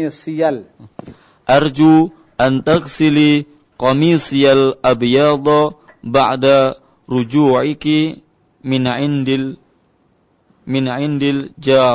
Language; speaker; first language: Arabic; non-native, learner; Indonesian